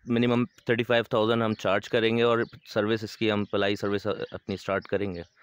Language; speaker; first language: Urdu; native; Urdu